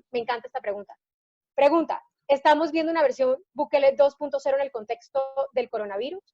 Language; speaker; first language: Spanish; native; Spanish